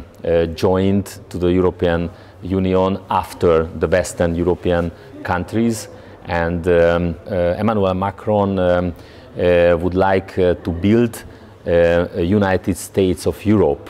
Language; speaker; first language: English; non-native, learner; Hungarian